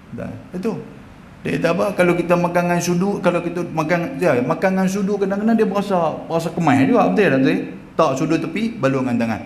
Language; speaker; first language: Malay; native; Malay